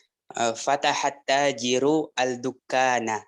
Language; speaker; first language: Arabic; non-native, learner; Indonesian